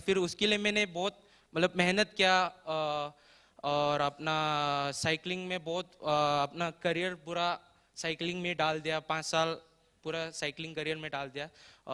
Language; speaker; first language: Hindi; non-native, local second language; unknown